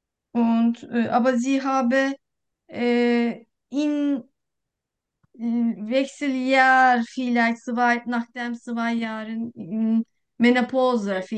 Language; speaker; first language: German; non-native, learner; Turkish